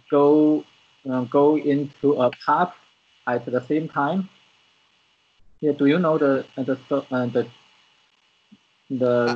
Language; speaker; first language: English; non-native, learner; Chinese